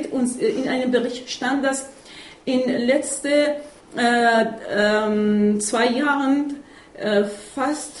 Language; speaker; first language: German; non-native, fluent; Persian